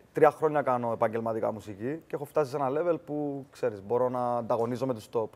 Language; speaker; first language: Greek; native; Greek